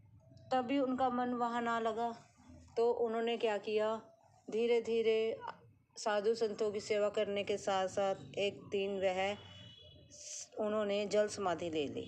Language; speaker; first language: Hindi; native; Hindi